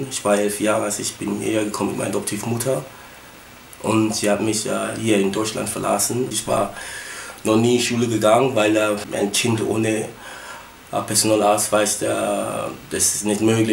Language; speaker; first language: German; early bilingual, other home language; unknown